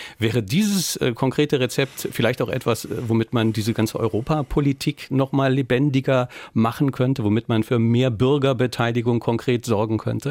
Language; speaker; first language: German; native; German